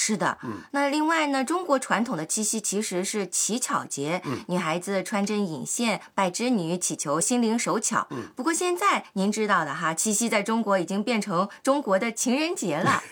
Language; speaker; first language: Chinese; native; Chinese